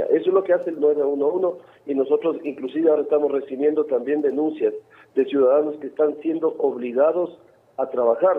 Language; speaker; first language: Spanish; native; Spanish